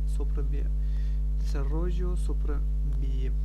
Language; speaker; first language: Spanish; non-native, learner; German